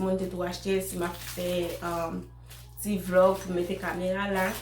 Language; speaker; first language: French; non-native, learner; Haitian Creole